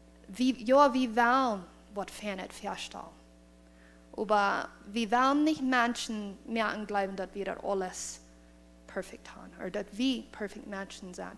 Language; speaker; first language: German; non-native, learner; Plautdietsch